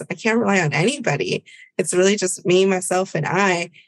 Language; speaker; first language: English; early bilingual, other home language; Spanish